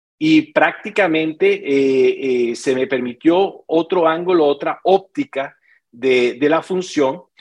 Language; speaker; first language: Spanish; native; Spanish